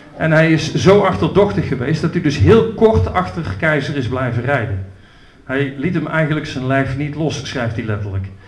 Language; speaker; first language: Dutch; native; Dutch